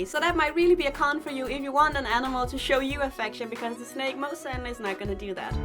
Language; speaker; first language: English; non-native, fluent; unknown